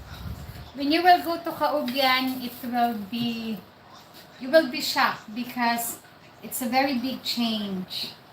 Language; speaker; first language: English; non-native, local second language; Cebuano